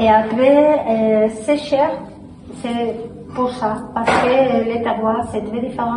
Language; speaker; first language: French; non-native, learner; Spanish